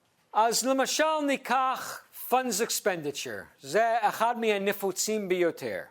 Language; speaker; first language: Hebrew; non-native, fluent; English